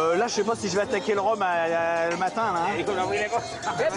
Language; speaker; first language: French; native; French